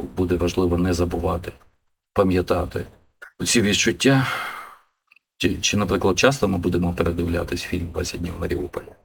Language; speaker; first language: Ukrainian; non-native, local second language; Russian